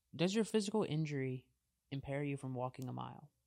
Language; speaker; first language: English; native; English